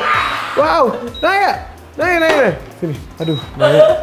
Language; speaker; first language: Indonesian; native; Indonesian